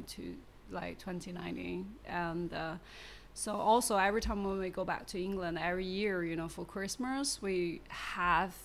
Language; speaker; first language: English; non-native, learner; Chinese